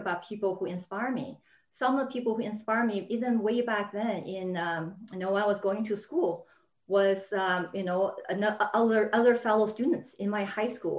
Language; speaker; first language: English; non-native, fluent; Chinese